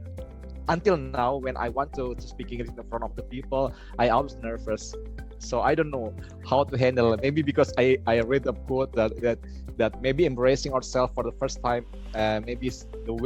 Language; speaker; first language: English; non-native, learner; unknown